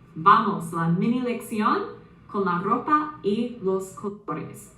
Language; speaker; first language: Spanish; non-native, fluent; English